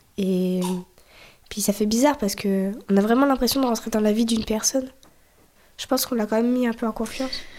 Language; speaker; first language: French; native; French